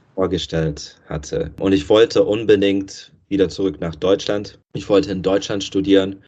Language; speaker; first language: German; non-native, fluent; English